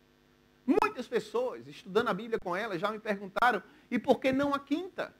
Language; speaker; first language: Portuguese; native; Portuguese